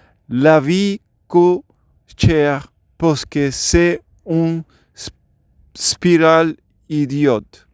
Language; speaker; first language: French; non-native, learner; Spanish